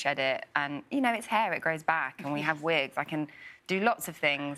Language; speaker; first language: English; native; English